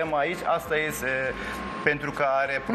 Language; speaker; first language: Romanian; non-native, learner; Turkish